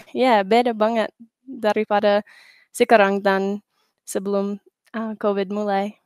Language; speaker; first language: Indonesian; non-native, learner; English